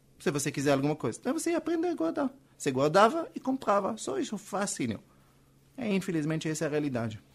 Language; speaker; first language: Portuguese; non-native, fluent; Hebrew